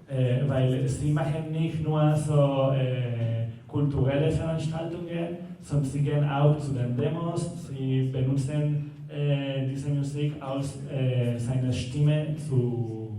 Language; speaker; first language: German; non-native, learner; Spanish